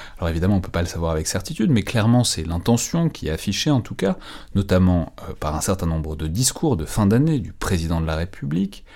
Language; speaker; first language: French; native; French